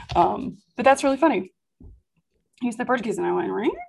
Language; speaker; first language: English; native; English